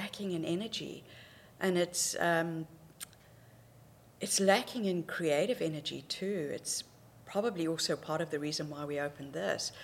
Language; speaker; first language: English; native; English